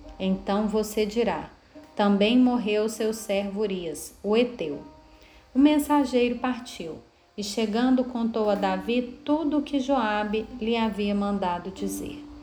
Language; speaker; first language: Portuguese; native; Portuguese